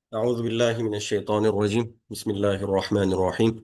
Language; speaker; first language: Arabic; non-native, fluent; Turkish